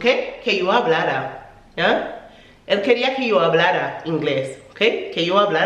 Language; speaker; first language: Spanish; non-native, fluent; English